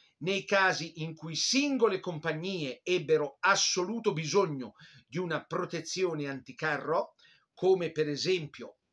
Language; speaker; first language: Italian; native; Italian